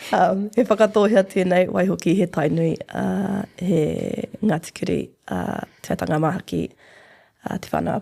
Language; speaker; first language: Māori; non-native, local second language; English